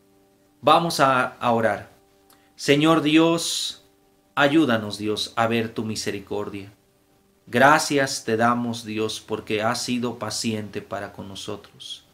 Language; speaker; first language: Spanish; native; Spanish